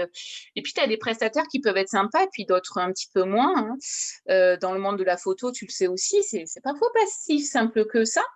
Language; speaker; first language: French; native; French